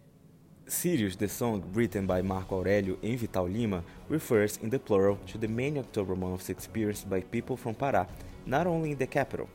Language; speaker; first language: English; non-native, fluent; Portuguese